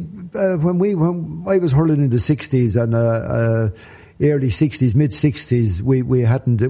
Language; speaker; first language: English; native; English